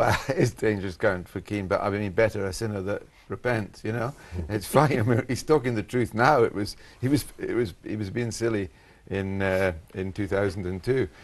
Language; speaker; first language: English; native; English